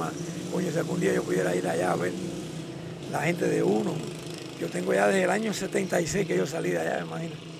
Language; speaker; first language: Spanish; native; Spanish